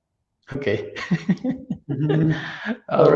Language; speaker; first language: English; non-native, learner; Khmer